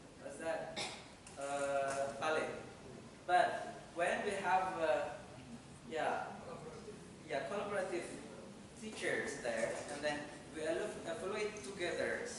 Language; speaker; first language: English; non-native, fluent; Indonesian